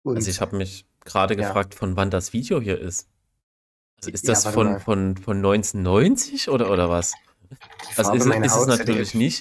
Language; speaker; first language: German; native; German